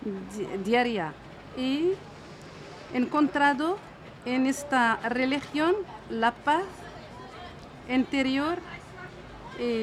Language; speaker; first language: Spanish; non-native, fluent; Arabic